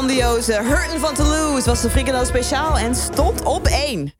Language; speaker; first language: Dutch; native; Dutch